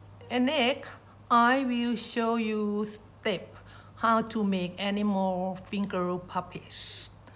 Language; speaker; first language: English; non-native, learner; Thai